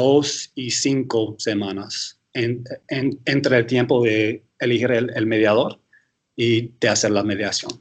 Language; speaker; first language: Spanish; early bilingual, heritage; English